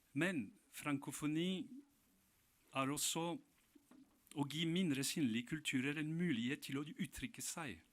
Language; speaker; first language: Norwegian; non-native, fluent; French